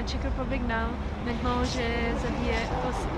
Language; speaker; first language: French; non-native, learner; Czech